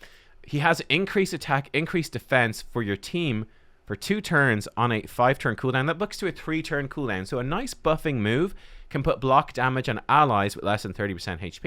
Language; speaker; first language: English; native; English